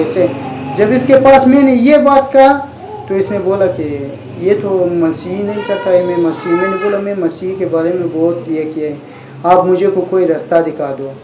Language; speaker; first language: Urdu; non-native, learner; Persian